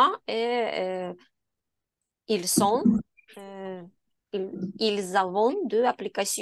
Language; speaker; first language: French; non-native, learner; Ukrainian